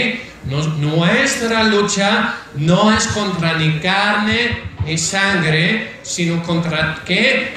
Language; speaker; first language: Spanish; non-native, fluent; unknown